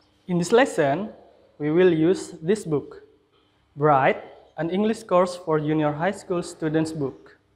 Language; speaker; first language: English; non-native, fluent; Indonesian